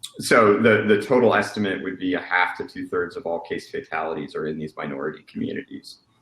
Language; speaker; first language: English; native; English